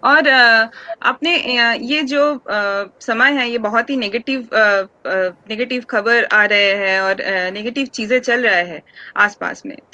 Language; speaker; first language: Hindi; non-native, local second language; Bangla